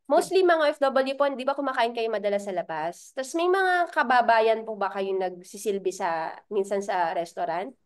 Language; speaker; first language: Filipino; native; Filipino